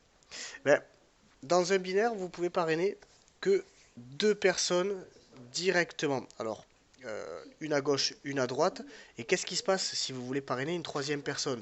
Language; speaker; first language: French; native; French